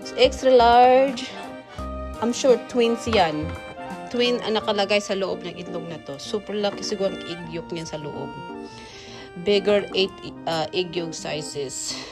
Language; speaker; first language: Filipino; native; Filipino